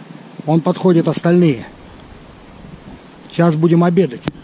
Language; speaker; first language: Russian; native; Russian